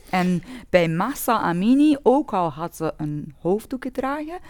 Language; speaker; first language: Dutch; non-native, fluent; Persian